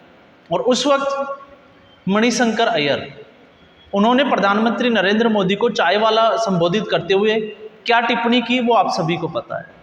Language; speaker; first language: Hindi; native; Hindi